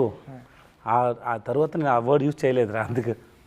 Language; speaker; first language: Telugu; non-native, learner; Tamil